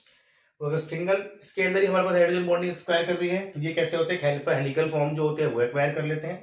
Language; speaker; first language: Hindi; native; Hindi